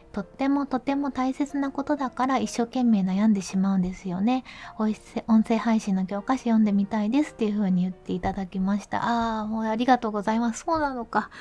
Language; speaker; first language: Japanese; native; Japanese